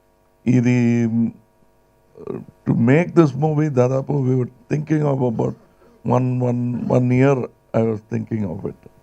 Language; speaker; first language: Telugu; non-native, local second language; Tamil